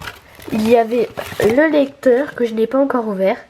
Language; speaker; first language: French; native; French